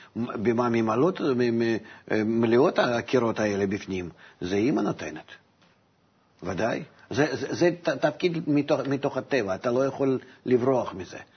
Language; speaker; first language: Hebrew; non-native, fluent; Russian